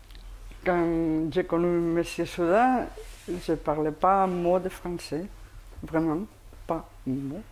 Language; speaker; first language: French; non-native, fluent; Spanish